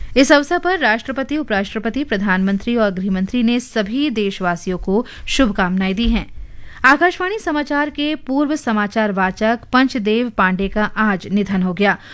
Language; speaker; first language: Hindi; native; Hindi